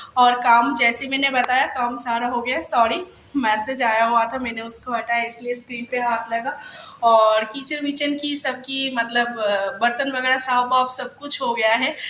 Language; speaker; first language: Hindi; non-native, local second language; Bangla